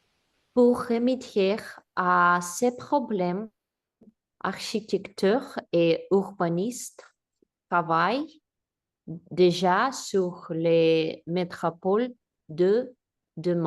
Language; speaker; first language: French; non-native, learner; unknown